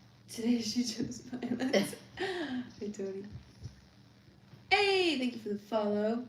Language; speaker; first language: English; native; English